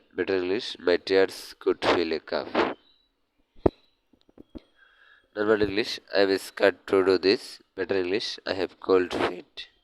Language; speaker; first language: English; non-native, learner; Bangla